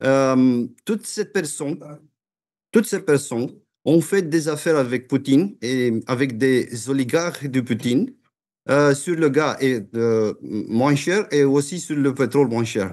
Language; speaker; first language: French; non-native, fluent; Romanian